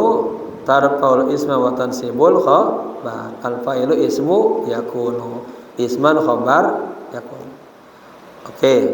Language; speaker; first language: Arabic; non-native, fluent; Indonesian